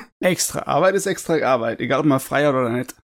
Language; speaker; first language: German; native; German